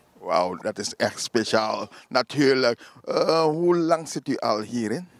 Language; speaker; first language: Dutch; native; Dutch